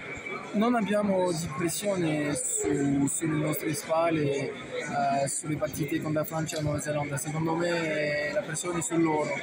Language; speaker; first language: Italian; non-native, fluent; French